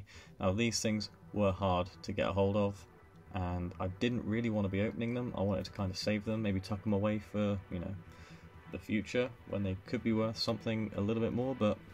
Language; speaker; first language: English; native; English